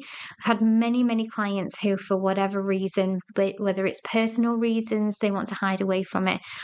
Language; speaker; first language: English; native; English